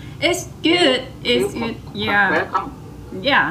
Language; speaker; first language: English; non-native, learner; Vietnamese